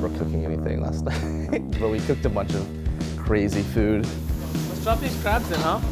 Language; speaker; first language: English; native; English